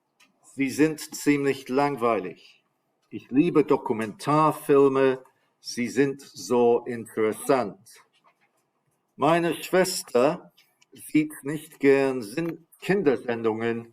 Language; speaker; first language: German; non-native, fluent; English